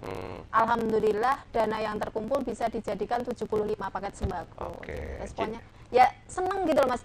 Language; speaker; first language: Indonesian; native; Indonesian